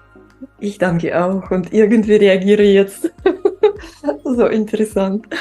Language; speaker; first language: German; non-native, fluent; Russian